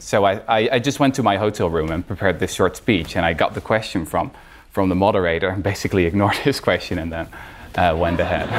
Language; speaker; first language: English; non-native, fluent; Dutch